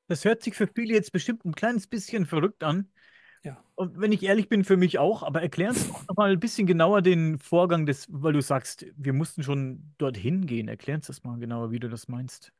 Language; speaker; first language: German; native; German